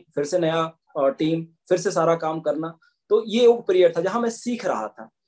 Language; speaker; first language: Hindi; native; Hindi